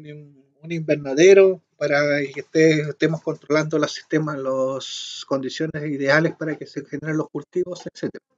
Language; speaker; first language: Spanish; native; Spanish